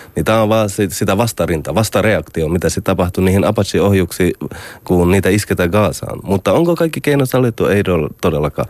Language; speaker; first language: Finnish; non-native, fluent; Arabic